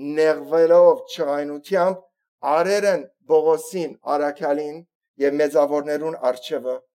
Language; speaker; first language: Armenian; early bilingual, heritage; Armenian